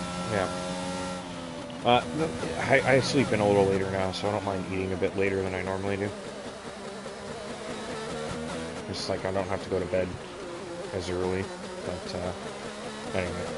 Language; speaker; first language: English; native; English